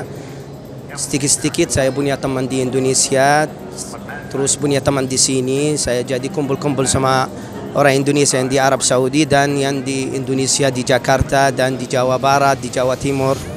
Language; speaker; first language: Indonesian; non-native, fluent; Arabic